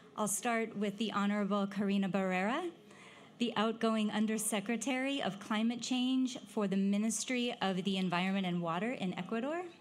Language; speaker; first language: English; native; English